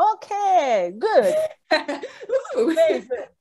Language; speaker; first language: English; non-native, learner; Japanese